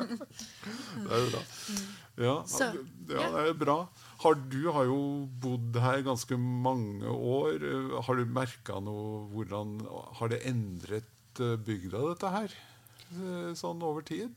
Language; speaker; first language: Norwegian; native; Norwegian